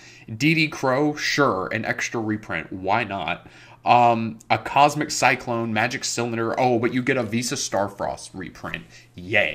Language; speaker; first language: English; native; English